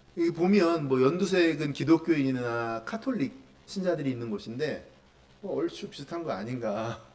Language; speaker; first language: Korean; native; Korean